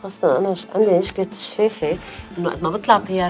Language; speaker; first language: Arabic; native; Arabic